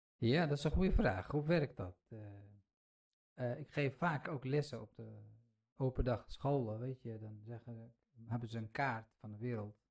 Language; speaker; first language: Dutch; non-native, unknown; Kurdish